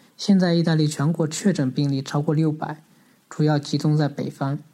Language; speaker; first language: Chinese; native; Chinese